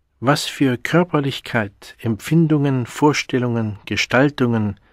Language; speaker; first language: German; native; German